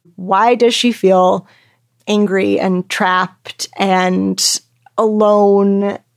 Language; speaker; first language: English; native; English